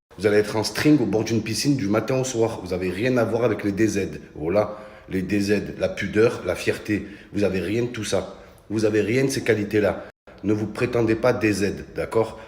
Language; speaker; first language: French; early bilingual, other home language; Arabic